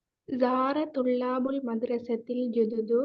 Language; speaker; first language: Arabic; non-native, learner; Tamil